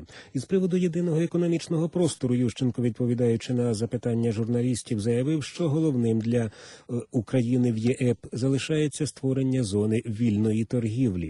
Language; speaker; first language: Ukrainian; native; Ukrainian